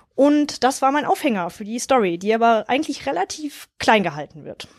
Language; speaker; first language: German; native; German